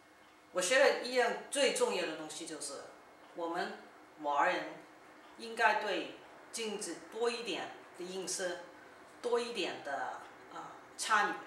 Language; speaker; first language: Chinese; early bilingual, heritage; Cantonese